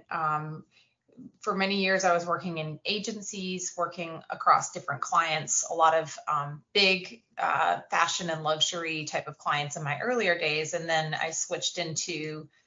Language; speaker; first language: English; native; English